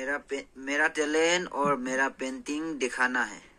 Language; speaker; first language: Hindi; non-native, local second language; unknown